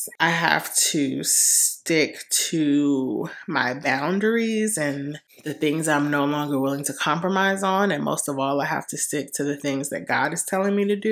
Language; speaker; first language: English; native; English